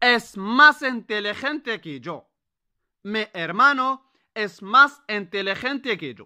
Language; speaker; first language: Spanish; non-native, fluent; Arabic